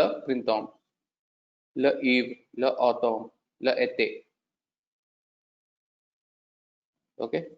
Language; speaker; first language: French; non-native, learner; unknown